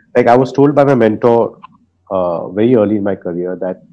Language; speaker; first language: English; non-native, local second language; Hindi